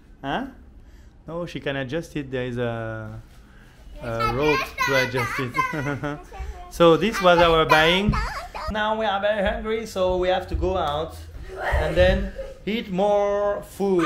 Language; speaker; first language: English; non-native, fluent; French